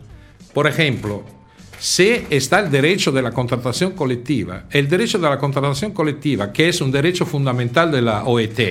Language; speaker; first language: Spanish; non-native, fluent; Italian